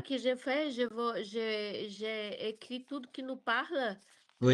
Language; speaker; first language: French; non-native, learner; Portuguese